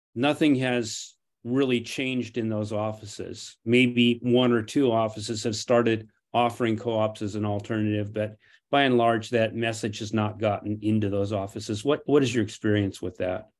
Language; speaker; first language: English; non-native, fluent; Portuguese